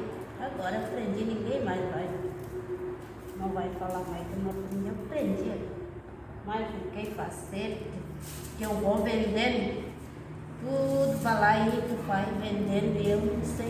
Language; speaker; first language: Portuguese; non-native, local second language; Guarani